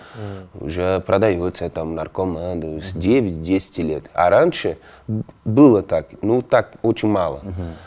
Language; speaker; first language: Russian; non-native, fluent; Portuguese